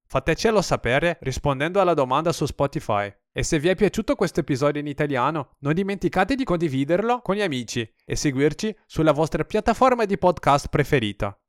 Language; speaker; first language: Italian; non-native, fluent; Portuguese